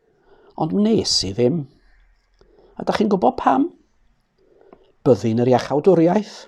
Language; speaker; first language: Welsh; native; Welsh